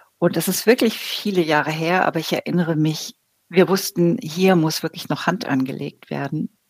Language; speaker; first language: German; native; German